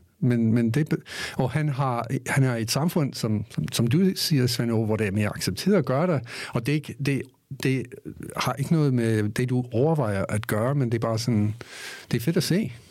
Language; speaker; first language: Danish; non-native, fluent; English